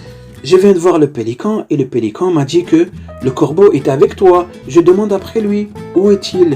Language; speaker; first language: French; native; French